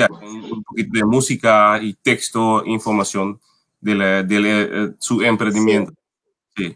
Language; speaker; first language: Spanish; non-native, fluent; Papiamento